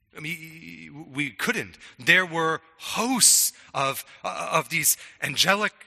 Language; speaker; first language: English; native; English